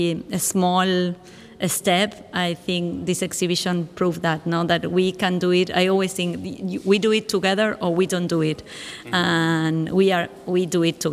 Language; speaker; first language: English; non-native, fluent; Spanish